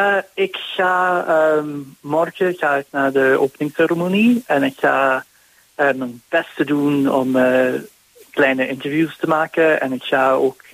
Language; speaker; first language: Dutch; non-native, fluent; English